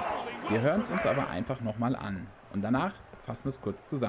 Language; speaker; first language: German; native; German